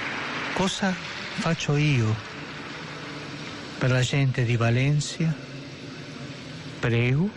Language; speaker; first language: Italian; non-native, fluent; Spanish